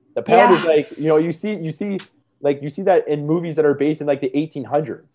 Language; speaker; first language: English; native; English